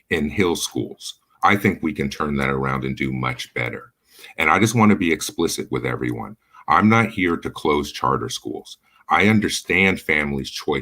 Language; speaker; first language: English; native; English